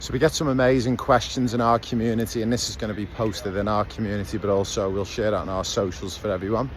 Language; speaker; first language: English; native; English